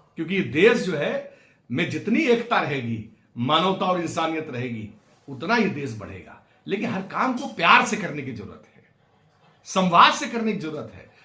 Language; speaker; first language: Hindi; native; Hindi